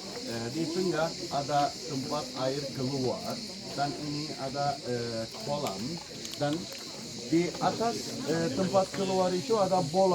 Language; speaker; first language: Indonesian; non-native, learner; Turkish